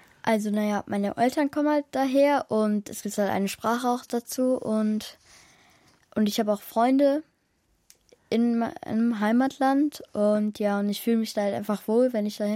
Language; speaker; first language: German; early bilingual, other home language; Kurdish